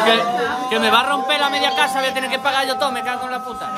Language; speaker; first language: Spanish; native; Spanish